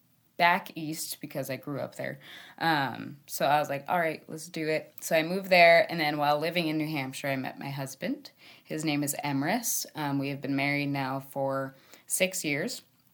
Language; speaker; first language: English; native; English